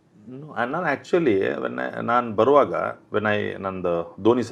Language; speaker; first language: Kannada; non-native, local second language; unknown